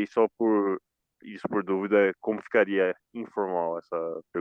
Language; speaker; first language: Portuguese; native; Portuguese